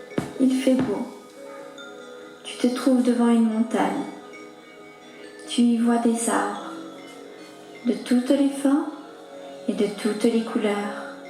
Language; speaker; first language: French; native; French